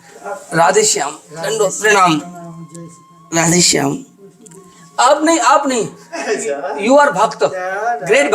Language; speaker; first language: Hindi; native; Hindi